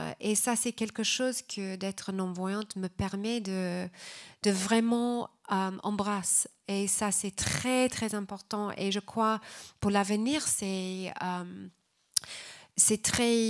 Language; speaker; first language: French; non-native, fluent; English